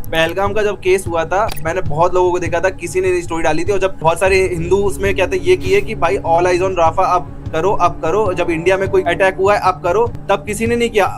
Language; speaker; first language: Hindi; native; Hindi